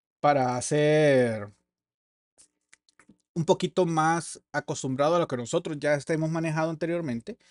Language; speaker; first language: Spanish; native; Spanish